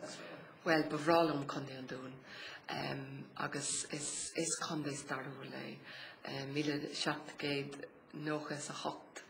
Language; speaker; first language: Irish; non-native, local second language; English